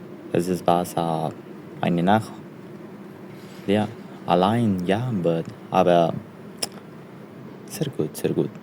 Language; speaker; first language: German; non-native, learner; Spanish